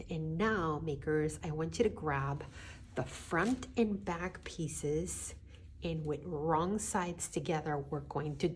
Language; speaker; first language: English; native; English